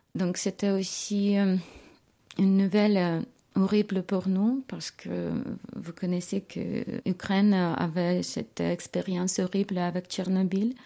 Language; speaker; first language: French; non-native, fluent; Ukrainian